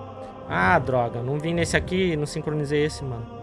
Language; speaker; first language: Portuguese; native; Portuguese